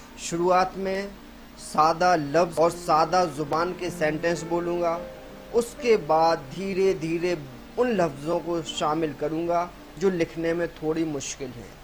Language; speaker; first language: Urdu; native; Urdu